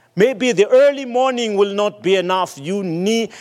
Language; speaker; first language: English; non-native, fluent; Malagasy